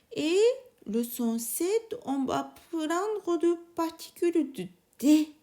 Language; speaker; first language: French; non-native, learner; Japanese